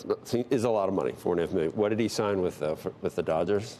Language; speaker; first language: English; native; English